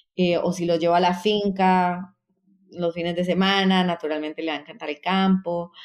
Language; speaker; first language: Spanish; native; Spanish